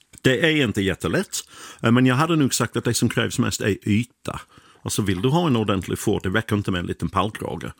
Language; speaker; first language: Swedish; non-native, fluent; English